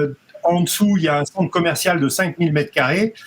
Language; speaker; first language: French; native; French